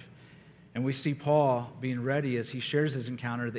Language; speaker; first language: English; native; English